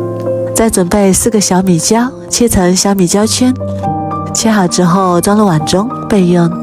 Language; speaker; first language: Chinese; native; Chinese